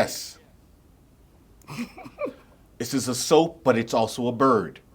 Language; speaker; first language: English; native; English